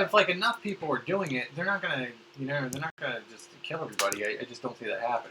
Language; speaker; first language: English; native; English